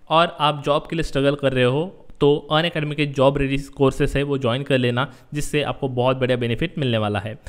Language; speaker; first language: Hindi; native; Hindi